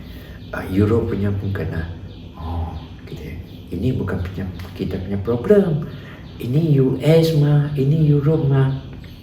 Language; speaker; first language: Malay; non-native, local second language; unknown